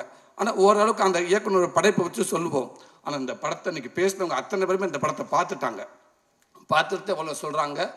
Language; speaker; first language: Tamil; native; Tamil